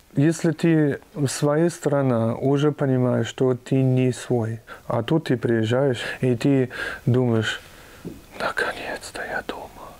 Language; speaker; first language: Russian; non-native, fluent; German